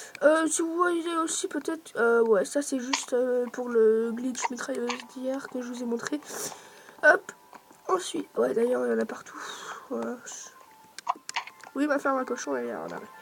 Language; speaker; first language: French; native; French